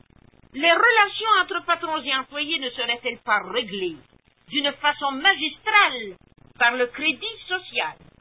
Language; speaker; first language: French; native; French